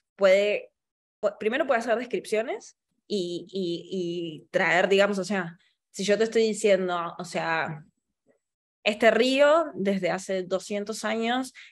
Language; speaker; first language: Spanish; native; Spanish